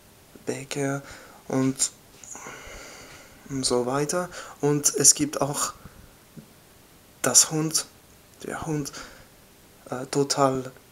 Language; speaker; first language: German; non-native, learner; French